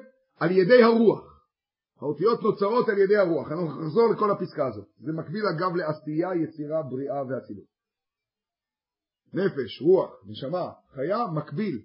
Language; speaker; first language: Hebrew; native; Hebrew